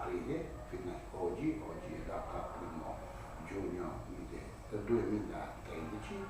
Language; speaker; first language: Italian; non-native, learner; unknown